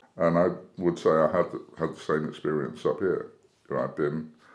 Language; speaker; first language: English; native; English